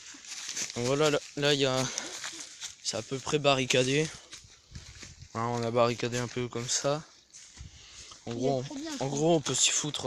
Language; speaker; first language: French; native; French